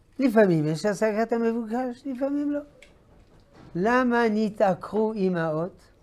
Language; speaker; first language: Hebrew; non-native, fluent; French